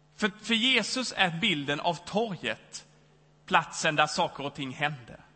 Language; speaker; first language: Swedish; native; Swedish